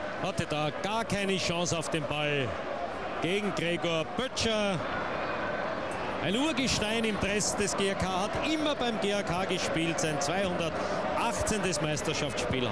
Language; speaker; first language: German; native; German